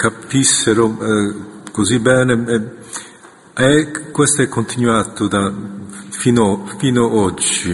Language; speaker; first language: Italian; non-native, fluent; Korean